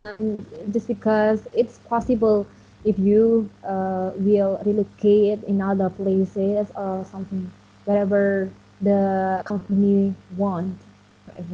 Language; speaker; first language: English; non-native, learner; Indonesian